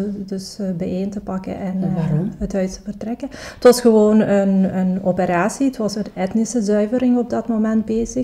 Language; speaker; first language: Dutch; non-native, fluent; Albanian